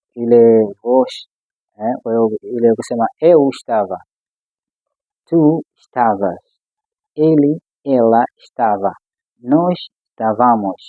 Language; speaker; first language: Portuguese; non-native, fluent; Swahili